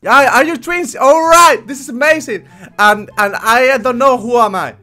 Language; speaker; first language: English; non-native, learner; Spanish